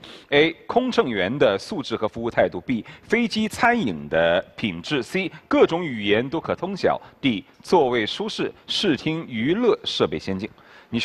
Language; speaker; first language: Chinese; native; Chinese